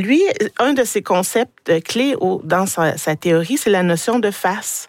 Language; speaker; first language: French; native; French